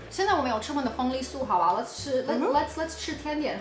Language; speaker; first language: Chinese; non-native, fluent; English